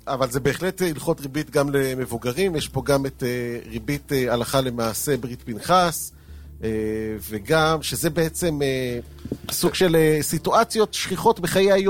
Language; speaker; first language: Hebrew; native; Hebrew